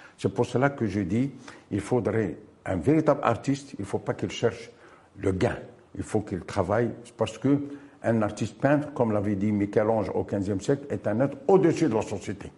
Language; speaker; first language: French; non-native, local second language; Arabic